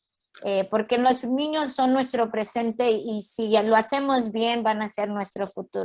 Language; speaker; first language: Spanish; native; Spanish